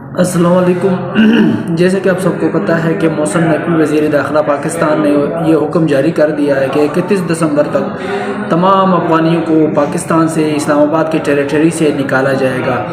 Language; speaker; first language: Urdu; non-native, local second language; Pashto